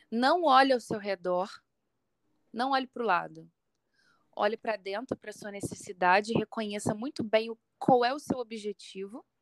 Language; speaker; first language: Portuguese; native; Portuguese